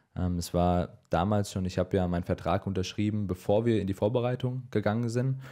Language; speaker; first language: German; native; German